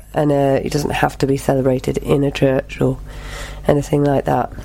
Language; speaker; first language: English; native; English